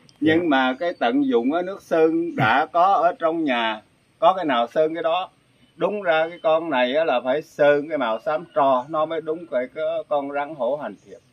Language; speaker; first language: Vietnamese; non-native, local second language; Khmer